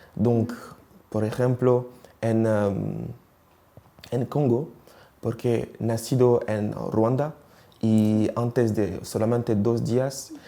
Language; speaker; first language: Spanish; non-native, learner; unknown